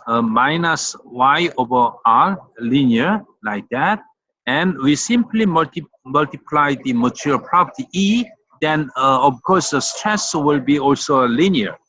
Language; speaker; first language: English; non-native, fluent; Korean